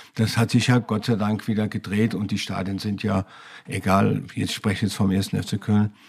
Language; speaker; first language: German; native; German